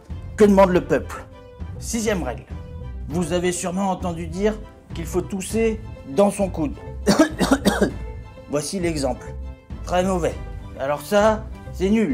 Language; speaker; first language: French; native; French